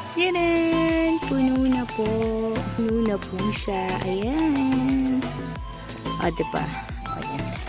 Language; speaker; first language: Filipino; non-native, local second language; Cebuano